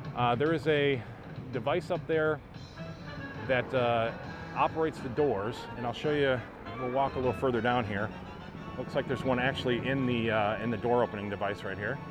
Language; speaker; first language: English; native; English